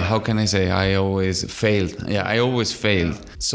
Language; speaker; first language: English; non-native, fluent; Spanish